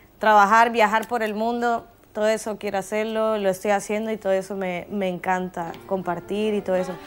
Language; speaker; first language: Spanish; native; Spanish